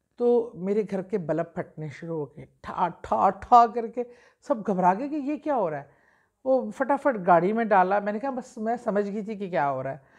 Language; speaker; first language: Urdu; native; Urdu